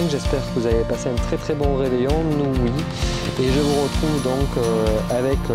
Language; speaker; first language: French; native; French